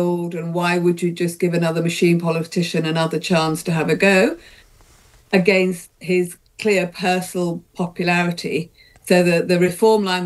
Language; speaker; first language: English; native; English